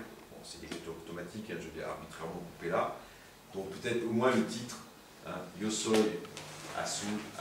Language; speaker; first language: French; native; French